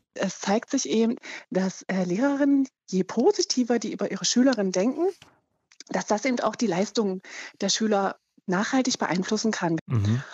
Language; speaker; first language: German; native; German